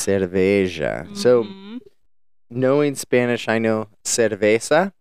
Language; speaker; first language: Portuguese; non-native, learner; English